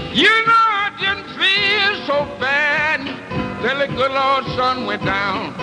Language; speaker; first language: English; native; English